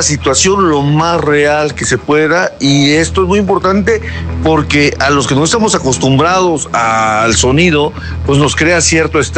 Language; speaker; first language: Spanish; native; Spanish